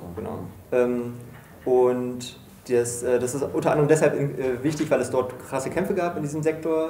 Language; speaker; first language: German; native; German